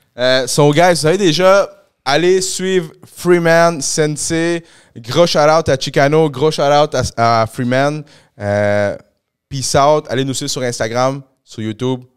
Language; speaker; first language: French; early bilingual, other home language; Spanish